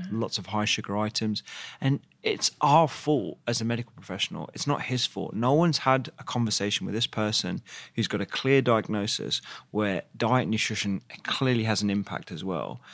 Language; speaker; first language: English; native; English